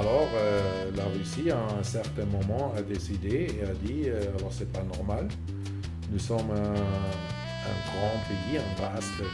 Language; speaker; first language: French; non-native, fluent; German